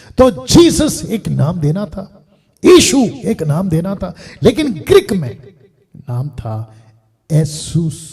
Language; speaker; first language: Hindi; non-native, local second language; Telugu